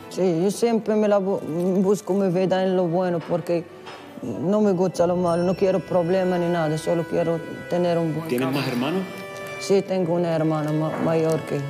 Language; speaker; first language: Spanish; non-native, fluent; Arabic